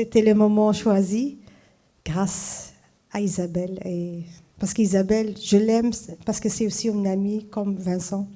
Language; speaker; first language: French; non-native, fluent; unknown